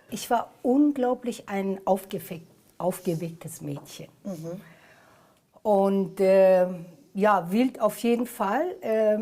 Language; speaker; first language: German; non-native, fluent; Persian